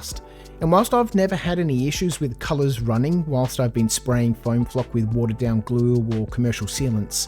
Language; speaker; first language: English; native; English